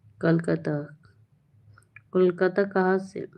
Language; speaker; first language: Hindi; non-native, learner; Bangla